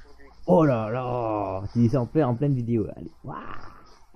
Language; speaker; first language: French; native; French